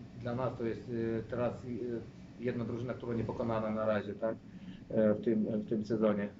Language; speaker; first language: Polish; non-native, learner; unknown